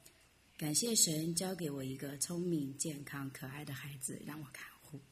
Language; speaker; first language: Chinese; native; Chinese